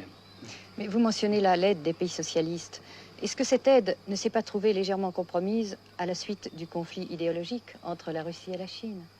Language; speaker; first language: French; native; French